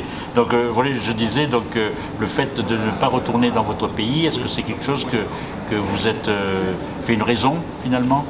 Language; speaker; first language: French; native; French